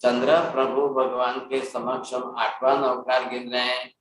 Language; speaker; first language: Hindi; non-native, local second language; Gujarati